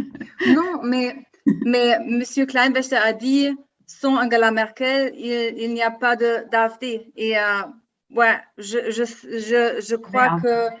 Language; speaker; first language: French; non-native, learner; German